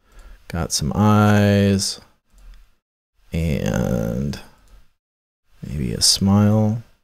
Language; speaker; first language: English; native; English